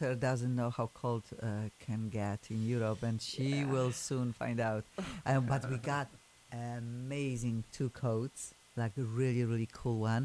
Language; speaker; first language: English; non-native, fluent; Polish